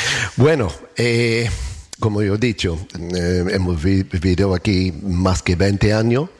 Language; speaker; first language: Spanish; non-native, learner; English